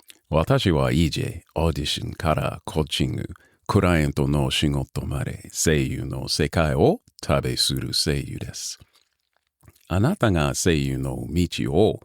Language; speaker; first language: Japanese; non-native, learner; English